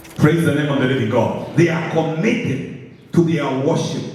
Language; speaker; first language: English; non-native, local second language; Swahili